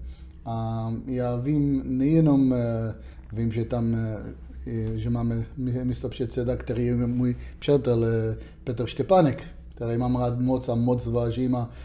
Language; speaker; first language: Czech; non-native, learner; Hebrew